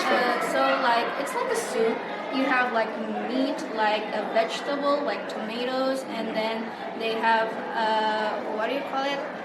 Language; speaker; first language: English; non-native, learner; Indonesian